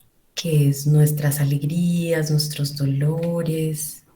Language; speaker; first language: Spanish; native; Spanish